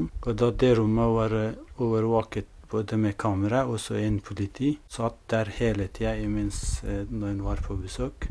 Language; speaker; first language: Norwegian; non-native, fluent; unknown